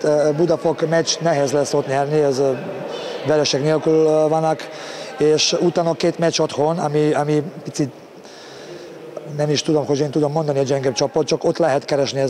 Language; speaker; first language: Hungarian; non-native, learner; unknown